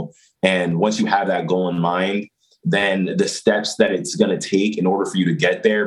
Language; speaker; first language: English; native; English